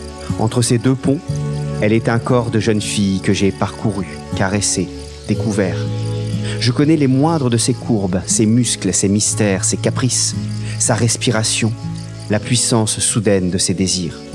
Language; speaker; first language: French; native; French